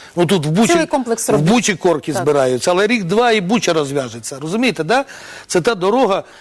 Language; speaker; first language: Ukrainian; native; Ukrainian